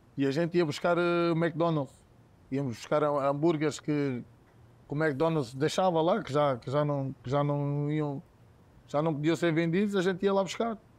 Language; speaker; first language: Portuguese; native; Portuguese